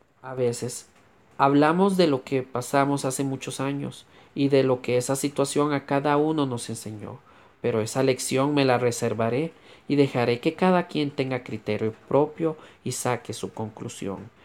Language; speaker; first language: Spanish; native; Spanish